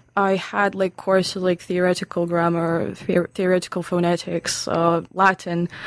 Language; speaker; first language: English; non-native, fluent; Lithuanian